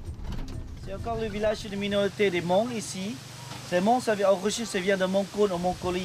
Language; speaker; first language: French; non-native, local second language; Lao